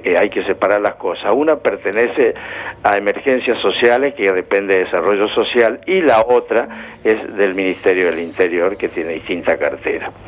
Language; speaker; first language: Spanish; native; Spanish